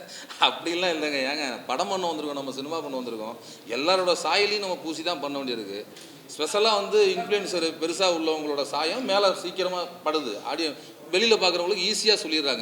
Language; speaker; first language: Tamil; native; Tamil